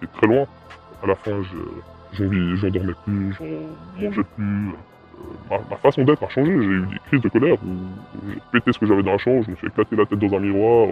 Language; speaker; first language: French; native; French